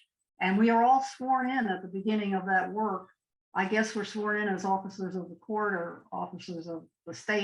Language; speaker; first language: English; native; English